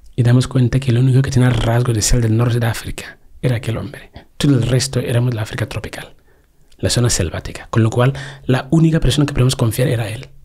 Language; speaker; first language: Spanish; non-native, fluent; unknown